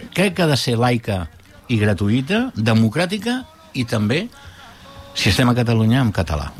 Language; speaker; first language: Catalan; non-native, local second language; Spanish